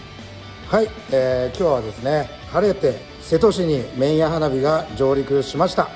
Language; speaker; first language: Japanese; native; Japanese